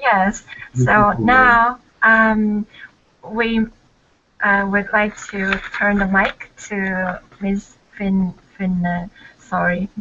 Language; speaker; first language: English; non-native, learner; Korean